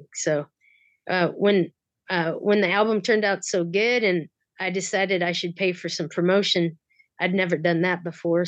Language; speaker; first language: English; native; English